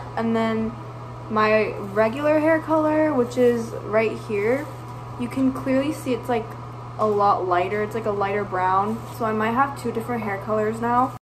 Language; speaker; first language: English; native; English